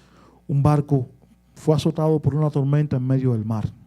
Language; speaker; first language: Spanish; native; Spanish